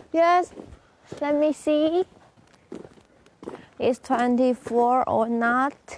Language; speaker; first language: English; non-native, learner; Chinese